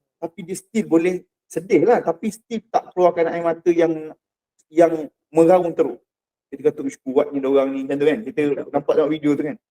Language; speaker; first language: Malay; native; Malay